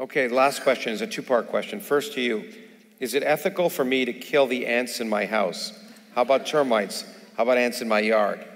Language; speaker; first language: English; native; English